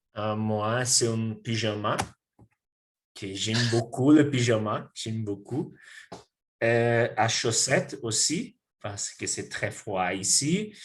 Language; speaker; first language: French; non-native, learner; Portuguese